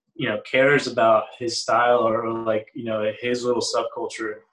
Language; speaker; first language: English; early bilingual, other home language; Spanish